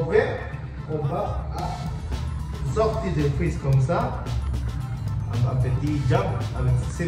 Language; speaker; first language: French; non-native, learner; Spanish